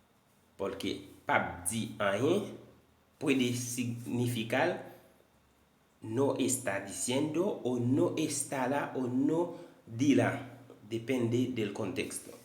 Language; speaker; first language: Spanish; non-native, fluent; Haitian Creole